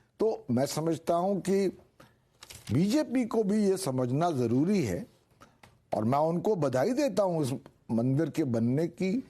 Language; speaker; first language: Hindi; native; Hindi